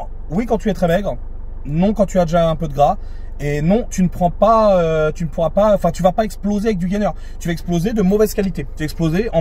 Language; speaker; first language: French; native; French